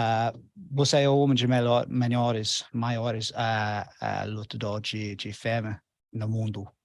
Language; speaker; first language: Portuguese; non-native, learner; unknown